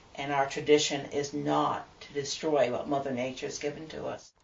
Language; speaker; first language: English; native; English